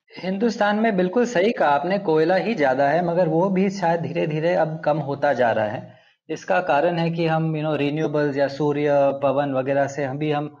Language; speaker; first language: Hindi; non-native, local second language; Telugu